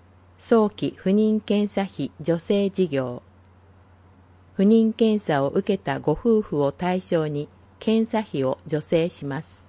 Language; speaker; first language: Japanese; native; Japanese